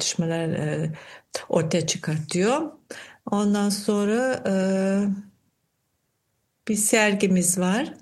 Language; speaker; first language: Turkish; non-native, fluent; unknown